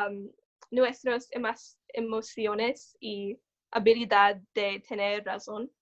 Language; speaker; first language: Spanish; non-native, learner; English